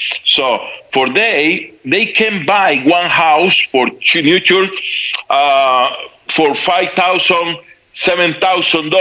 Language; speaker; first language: English; non-native, learner; Spanish